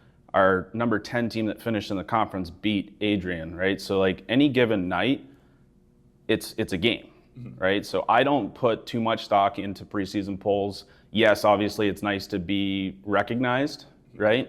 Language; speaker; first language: English; native; English